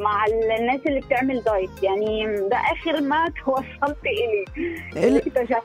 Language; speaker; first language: Arabic; native; Arabic